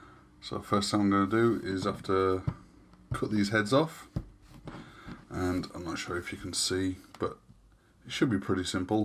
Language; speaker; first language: English; native; English